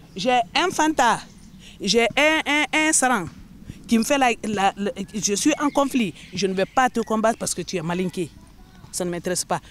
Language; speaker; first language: French; non-native, local second language; Mandingo